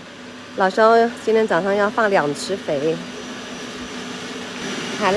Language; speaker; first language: Chinese; native; Chinese